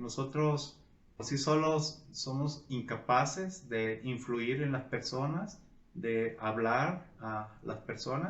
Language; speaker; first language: Spanish; native; Spanish